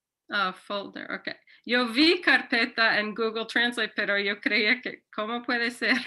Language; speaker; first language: Spanish; non-native, fluent; English